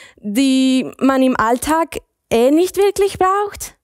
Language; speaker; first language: German; non-native, fluent; Spanish